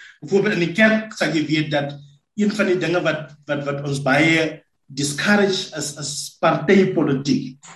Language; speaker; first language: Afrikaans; non-native, local second language; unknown